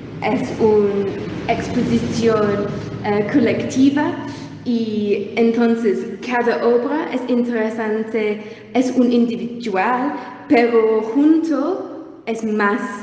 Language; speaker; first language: Spanish; non-native, learner; English